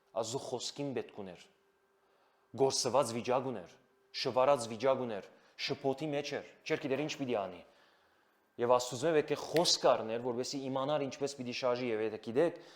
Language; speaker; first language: Armenian; early bilingual, heritage; Armenian